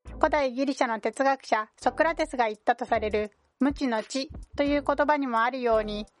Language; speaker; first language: Japanese; early bilingual, heritage; Japanese